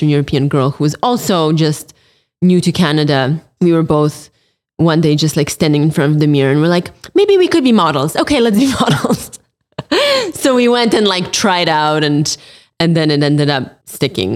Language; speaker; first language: English; early bilingual, other home language; Polish